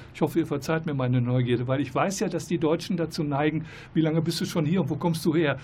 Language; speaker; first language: German; native; German